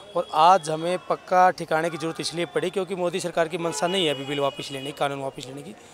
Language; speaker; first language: Hindi; native; Hindi